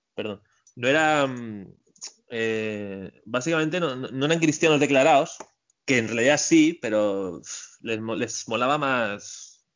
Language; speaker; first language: Spanish; native; Spanish